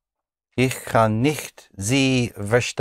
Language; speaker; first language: German; non-native, learner; English